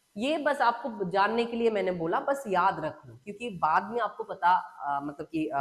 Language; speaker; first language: Hindi; non-native, local second language; Bangla